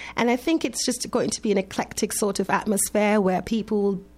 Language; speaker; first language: English; native; English